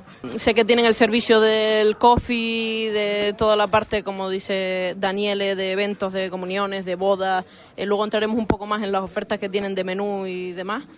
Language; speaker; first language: Spanish; native; Spanish